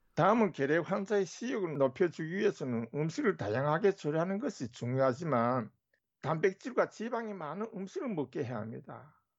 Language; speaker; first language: Korean; native; Korean